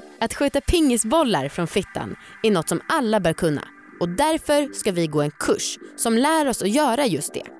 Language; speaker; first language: Swedish; native; Swedish